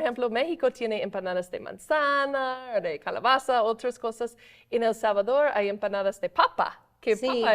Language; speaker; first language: Spanish; non-native, fluent; English